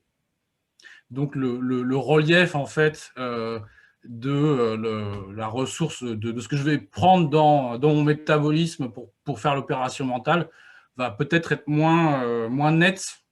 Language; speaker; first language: French; native; French